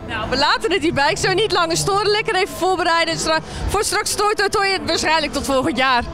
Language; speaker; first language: Dutch; native; Dutch